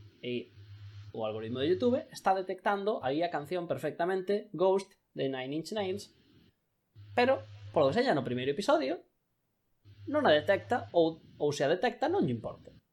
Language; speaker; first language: Galician; non-native, local second language; Spanish